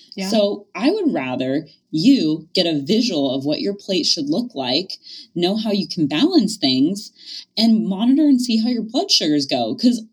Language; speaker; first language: English; native; English